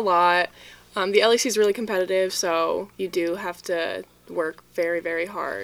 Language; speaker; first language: English; native; English